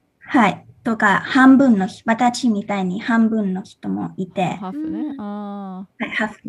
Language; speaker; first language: Japanese; early bilingual, heritage; English